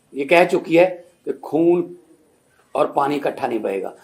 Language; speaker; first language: Hindi; non-native, local second language; Punjabi